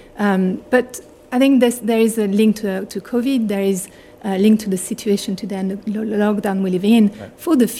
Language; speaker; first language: English; non-native, fluent; French